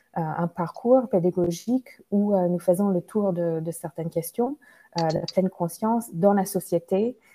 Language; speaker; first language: French; non-native, fluent; English